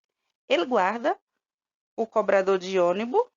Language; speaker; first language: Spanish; non-native, fluent; Portuguese